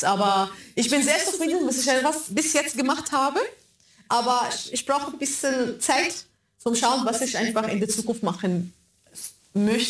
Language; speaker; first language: German; non-native, fluent; Arabic